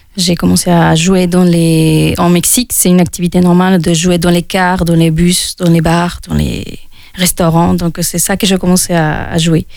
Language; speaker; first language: French; non-native, fluent; Spanish